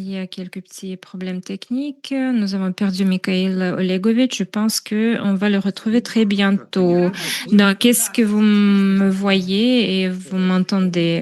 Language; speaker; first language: French; non-native, fluent; Russian